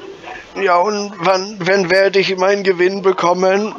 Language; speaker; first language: German; native; German